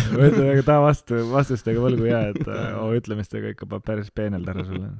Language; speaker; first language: Estonian; native; Estonian